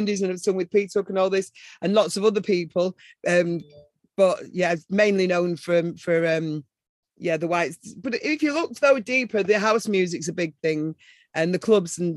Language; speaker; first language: English; native; English